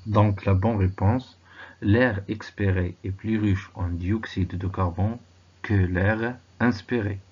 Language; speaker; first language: French; non-native, local second language; Arabic